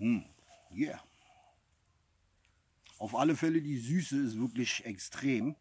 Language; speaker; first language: German; non-native, fluent; English